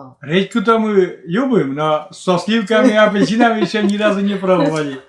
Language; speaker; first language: Russian; native; Russian